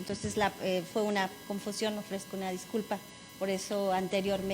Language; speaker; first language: Spanish; native; Spanish